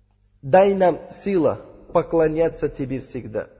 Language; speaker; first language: Russian; non-native, learner; Uzbek